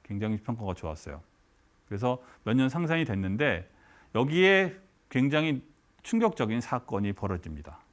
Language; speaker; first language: Korean; native; Korean